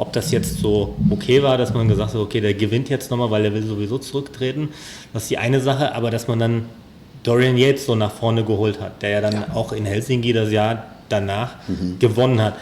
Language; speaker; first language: German; native; German